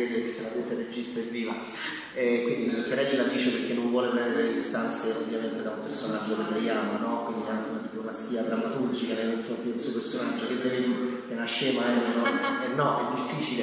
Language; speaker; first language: Italian; native; Italian